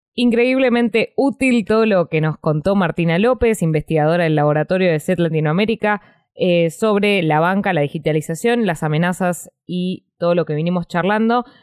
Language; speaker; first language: Spanish; native; Spanish